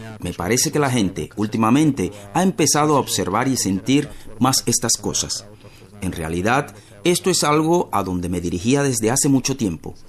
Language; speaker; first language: Spanish; non-native, fluent; Slovak